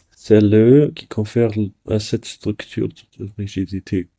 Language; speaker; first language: French; non-native, learner; English